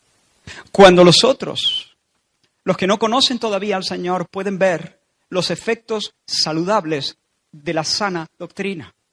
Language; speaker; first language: Spanish; native; Spanish